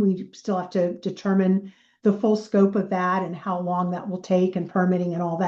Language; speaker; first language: English; native; English